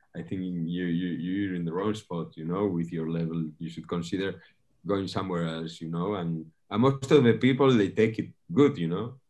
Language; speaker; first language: English; non-native, fluent; Spanish